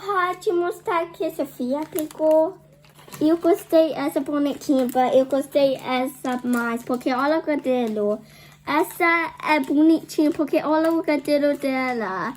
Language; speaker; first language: Portuguese; early bilingual, heritage; Portuguese